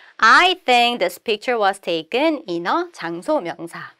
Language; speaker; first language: English; non-native, fluent; Korean